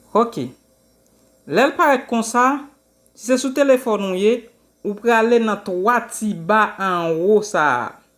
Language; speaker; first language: French; non-native, local second language; Haitian Creole